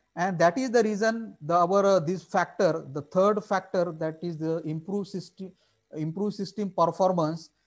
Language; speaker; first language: English; non-native, local second language; Marathi